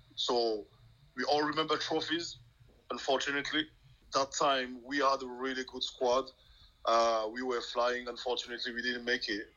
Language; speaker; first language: English; non-native, local second language; French